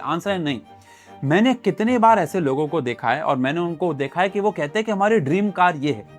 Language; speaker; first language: Hindi; native; Hindi